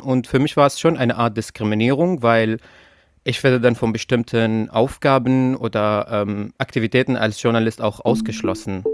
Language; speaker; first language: German; non-native, fluent; Arabic